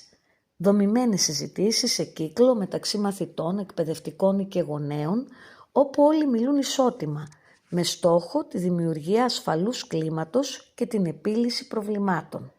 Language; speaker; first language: Greek; native; Greek